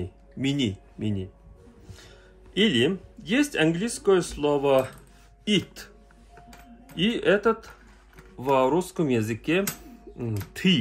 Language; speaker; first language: Russian; non-native, learner; Mongolian